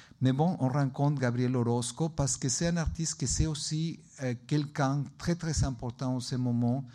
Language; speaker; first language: French; non-native, learner; Spanish